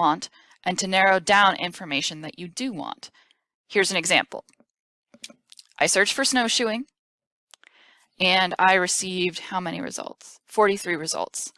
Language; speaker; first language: English; native; English